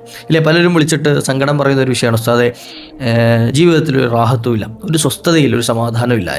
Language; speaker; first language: Malayalam; native; Malayalam